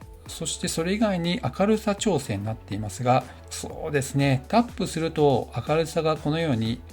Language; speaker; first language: Japanese; native; Japanese